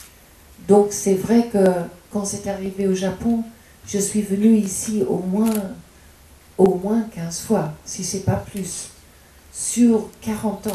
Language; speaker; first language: French; non-native, fluent; English